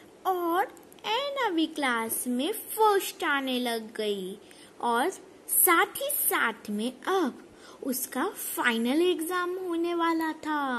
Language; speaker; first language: Hindi; native; Hindi